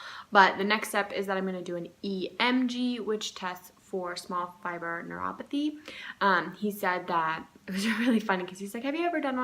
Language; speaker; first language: English; native; English